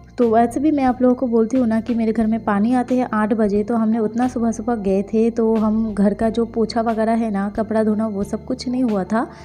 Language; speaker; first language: Hindi; non-native, local second language; Bangla